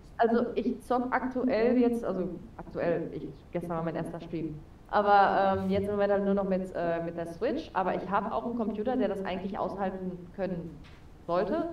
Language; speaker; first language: German; early bilingual, heritage; German